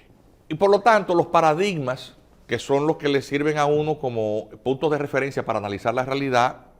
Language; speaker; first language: Spanish; native; Spanish